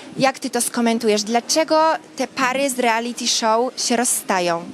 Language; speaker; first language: Polish; native; Polish